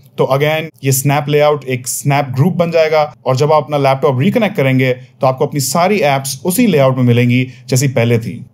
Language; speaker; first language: Urdu; native; Urdu